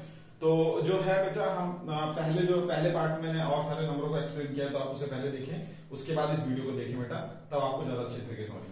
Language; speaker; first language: Hindi; native; Hindi